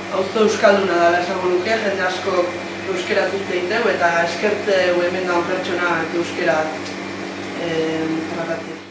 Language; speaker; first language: Basque; native; Basque